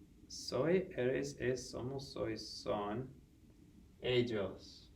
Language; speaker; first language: Spanish; non-native, fluent; English